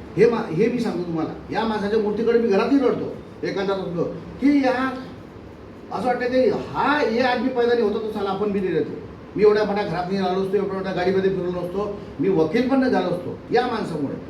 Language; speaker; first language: Marathi; native; Marathi